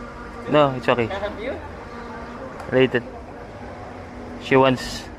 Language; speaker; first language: English; non-native, local second language; Filipino